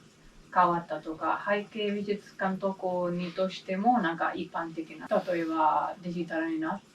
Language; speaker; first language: Japanese; non-native, learner; English